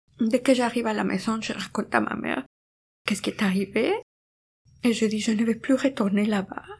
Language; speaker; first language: French; non-native, fluent; Spanish